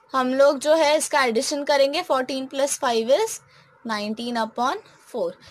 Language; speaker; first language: Hindi; non-native, local second language; Marathi